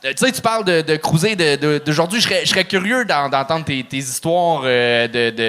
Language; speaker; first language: French; native; French